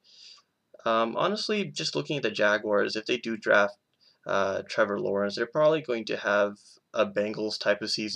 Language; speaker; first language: English; native; English